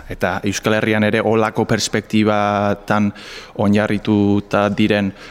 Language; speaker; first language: Basque; non-native, fluent; English